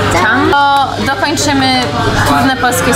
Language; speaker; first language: Polish; early bilingual, heritage; Polish